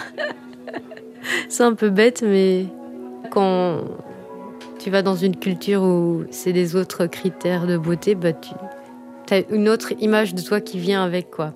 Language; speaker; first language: French; native; French